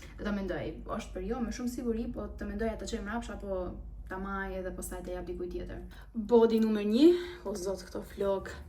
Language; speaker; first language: Albanian; early bilingual, heritage; Albanian